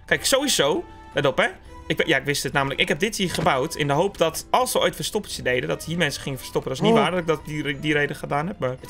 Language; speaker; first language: Dutch; native; Dutch